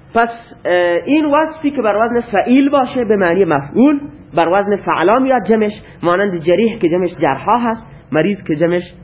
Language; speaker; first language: Persian; non-native, local second language; Baluchi